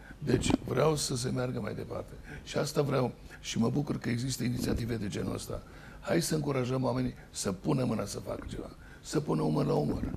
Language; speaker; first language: Romanian; native; Romanian